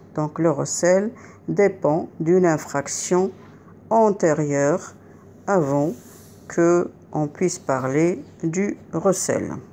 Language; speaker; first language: French; non-native, local second language; Arabic